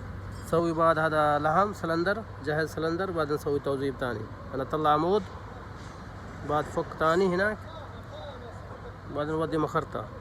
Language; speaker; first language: Arabic; non-native, learner; Urdu